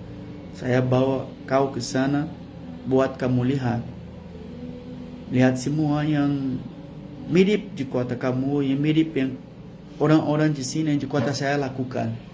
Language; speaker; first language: Indonesian; non-native, fluent; Portuguese